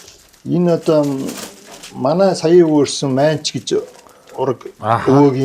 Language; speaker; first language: Mongolian; native; Mongolian